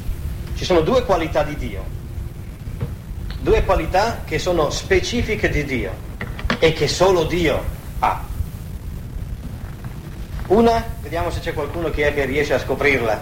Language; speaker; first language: Italian; native; Italian